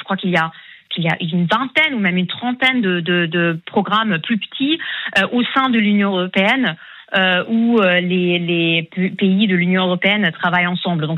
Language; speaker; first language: French; non-native, fluent; German